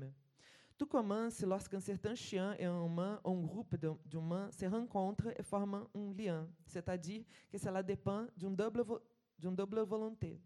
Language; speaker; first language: French; non-native, fluent; Portuguese